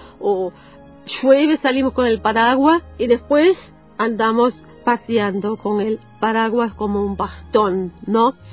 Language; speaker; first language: Spanish; non-native, fluent; German